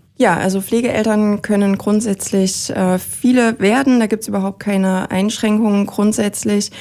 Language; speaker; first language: German; native; German